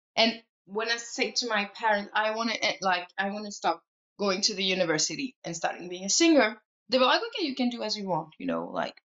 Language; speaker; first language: English; non-native, fluent; French